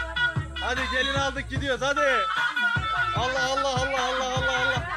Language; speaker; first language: Turkish; native; Turkish